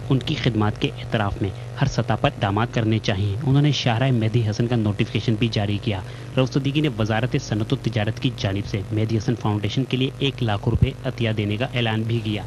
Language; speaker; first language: Urdu; native; Urdu